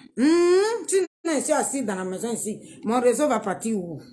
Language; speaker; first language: French; non-native, local second language; Dyula